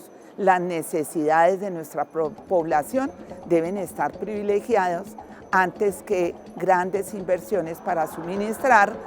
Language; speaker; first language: Spanish; native; Spanish